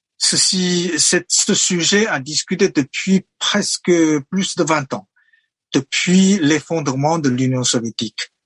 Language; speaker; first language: French; non-native, fluent; Chinese